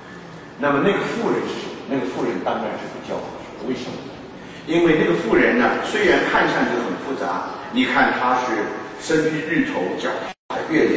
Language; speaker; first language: Chinese; native; Chinese